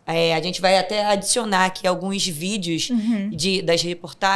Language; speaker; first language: Portuguese; native; Portuguese